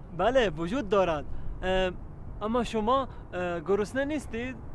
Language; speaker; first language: Persian; non-native, learner; Arabic